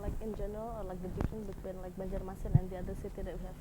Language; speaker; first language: English; non-native, fluent; Indonesian